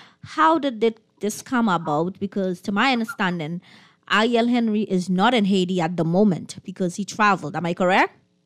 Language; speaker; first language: English; non-native, fluent; Haitian Creole